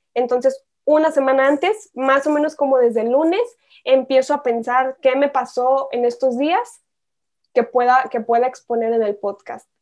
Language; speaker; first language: Spanish; native; Spanish